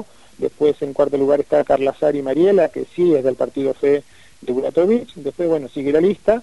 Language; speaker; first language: Spanish; native; Spanish